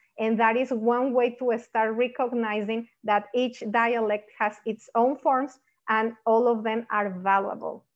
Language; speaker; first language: English; non-native, fluent; Spanish